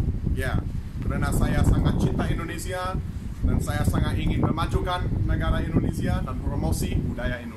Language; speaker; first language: Indonesian; non-native, fluent; English